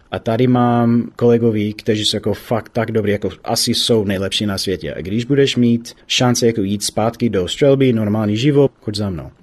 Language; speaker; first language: Czech; non-native, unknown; English